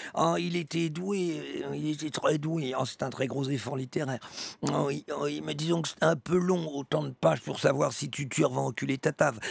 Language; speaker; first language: French; native; French